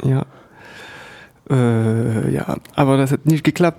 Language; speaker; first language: German; non-native, learner; French